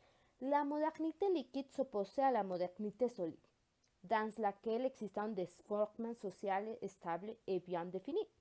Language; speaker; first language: French; non-native, learner; Spanish